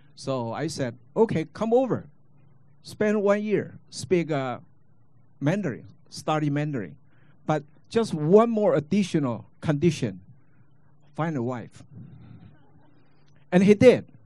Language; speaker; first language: English; non-native, fluent; Chinese